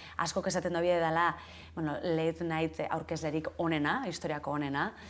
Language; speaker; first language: Basque; native; Basque